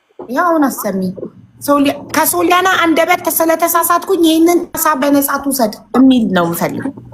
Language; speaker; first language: Amharic; native; Amharic